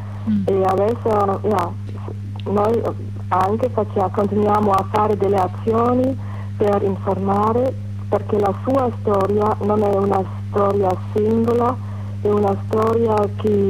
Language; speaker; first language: Italian; non-native, fluent; German